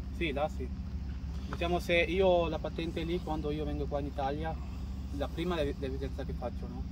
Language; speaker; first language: Italian; non-native, fluent; Urdu